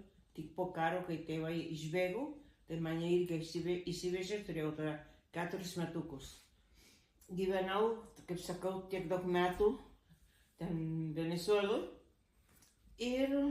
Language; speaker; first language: Lithuanian; early bilingual, heritage; Lithuanian